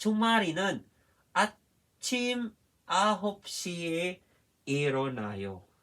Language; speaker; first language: Korean; non-native, fluent; Filipino